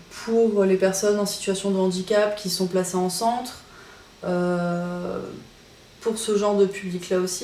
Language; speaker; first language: French; native; French